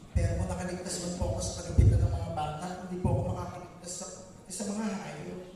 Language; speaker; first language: Filipino; native; Filipino